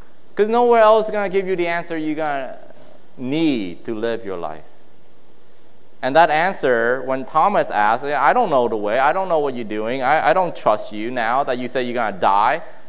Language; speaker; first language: English; early bilingual, other home language; Vietnamese